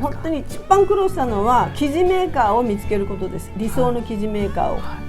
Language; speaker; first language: Japanese; native; Japanese